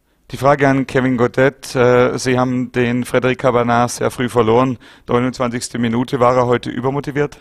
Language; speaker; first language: German; native; German